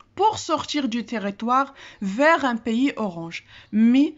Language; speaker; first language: French; non-native, local second language; Arabic